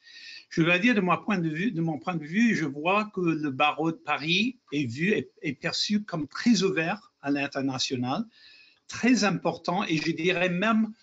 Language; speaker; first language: French; non-native, fluent; English